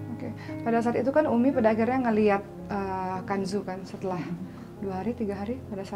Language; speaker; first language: Indonesian; native; Indonesian